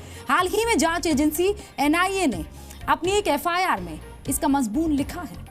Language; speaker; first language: Hindi; native; Hindi